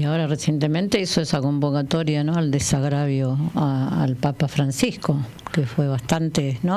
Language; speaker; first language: Spanish; native; Spanish